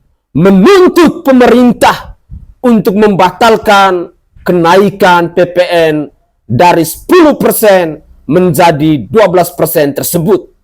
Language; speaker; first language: Indonesian; native; Indonesian